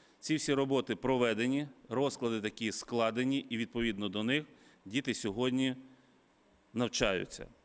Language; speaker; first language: Ukrainian; native; Ukrainian